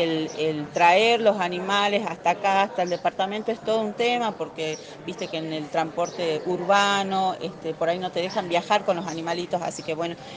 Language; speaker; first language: Spanish; native; Spanish